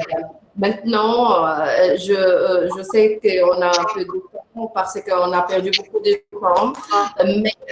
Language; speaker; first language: French; non-native, local second language; Arabic